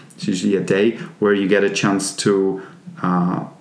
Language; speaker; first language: English; non-native, fluent; Polish